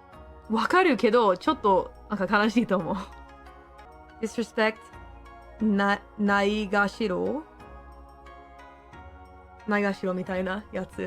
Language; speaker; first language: Japanese; non-native, learner; English